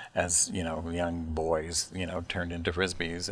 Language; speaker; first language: English; native; English